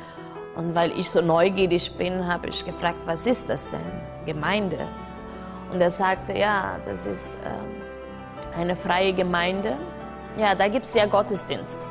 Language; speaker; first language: German; non-native, fluent; Portuguese